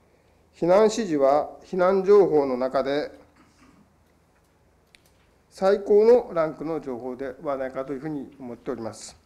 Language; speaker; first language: Japanese; native; Japanese